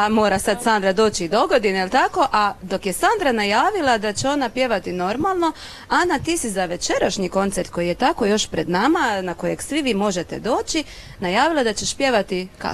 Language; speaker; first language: Croatian; native; Croatian